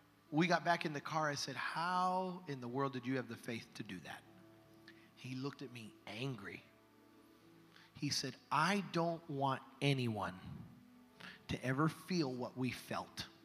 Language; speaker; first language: English; early bilingual, other home language; Spanish